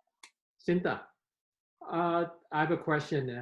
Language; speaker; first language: English; non-native, fluent; Indonesian